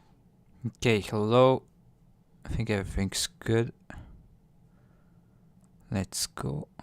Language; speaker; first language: English; non-native, fluent; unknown